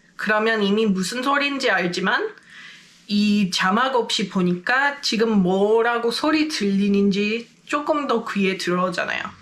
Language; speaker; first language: Korean; non-native, fluent; English